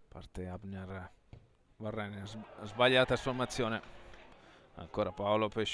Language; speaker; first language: Italian; native; Italian